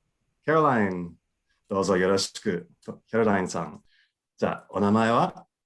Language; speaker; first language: Japanese; non-native, fluent; English